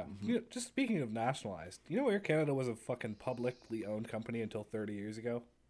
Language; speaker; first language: English; native; English